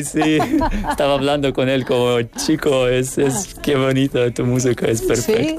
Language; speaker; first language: Spanish; non-native, learner; Ukrainian